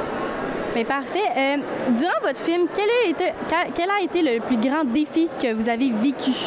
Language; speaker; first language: French; native; French